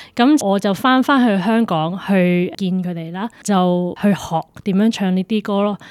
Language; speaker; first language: Cantonese; early bilingual, heritage; Cantonese